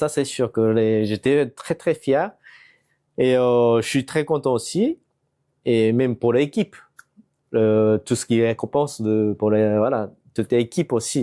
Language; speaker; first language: French; non-native, fluent; Japanese